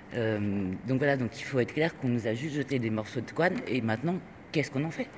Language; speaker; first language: French; non-native, fluent; Spanish